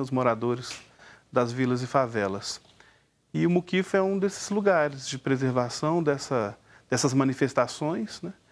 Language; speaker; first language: Portuguese; native; Portuguese